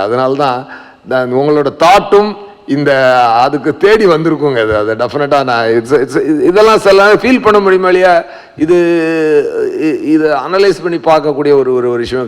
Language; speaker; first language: Tamil; native; Tamil